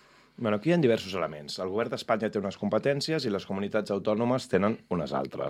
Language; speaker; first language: Catalan; native; Catalan